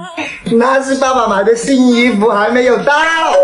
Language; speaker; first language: Chinese; native; Chinese